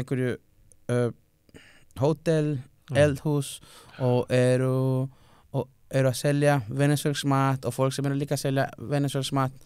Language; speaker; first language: Icelandic; non-native, learner; Spanish